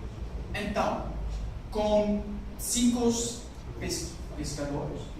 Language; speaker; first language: Portuguese; non-native, learner; French